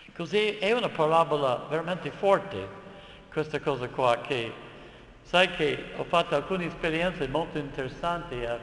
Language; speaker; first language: Italian; non-native, fluent; English